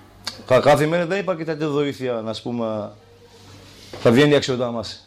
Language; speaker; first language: Greek; non-native, learner; Kurdish